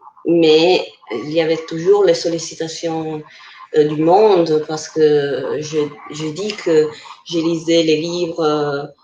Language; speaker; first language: French; non-native, fluent; Italian